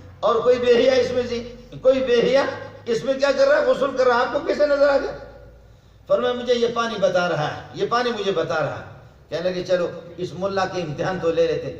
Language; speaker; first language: Urdu; non-native, local second language; Brahui